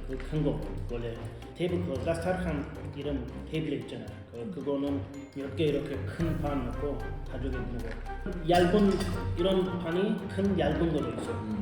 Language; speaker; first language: Korean; non-native, learner; Tajik